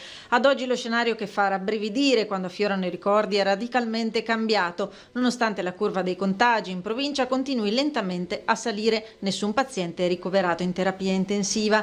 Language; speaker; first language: Italian; native; Italian